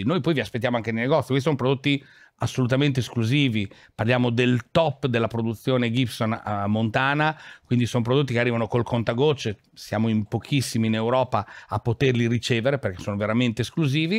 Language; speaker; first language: Italian; native; Italian